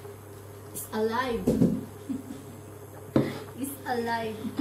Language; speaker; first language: English; non-native, learner; Filipino